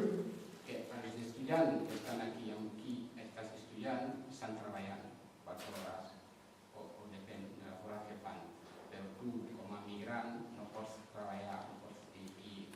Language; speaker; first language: Catalan; non-native, fluent; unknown